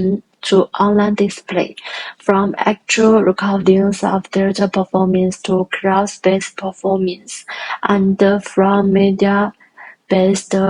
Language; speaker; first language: English; non-native, learner; Chinese